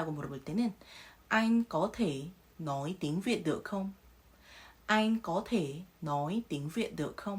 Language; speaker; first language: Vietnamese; non-native, fluent; Korean